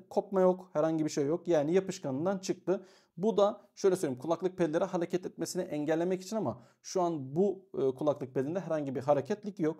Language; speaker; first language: Turkish; native; Turkish